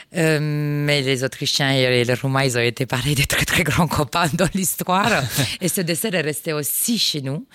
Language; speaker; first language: French; non-native, fluent; Romanian